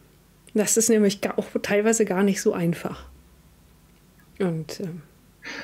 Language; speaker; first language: German; native; German